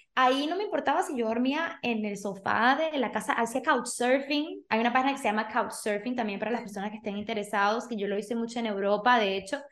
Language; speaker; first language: Spanish; early bilingual, other home language; Portuguese